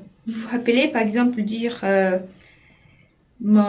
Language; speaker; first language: French; non-native, fluent; Portuguese